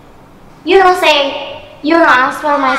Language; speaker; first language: English; non-native, learner; Indonesian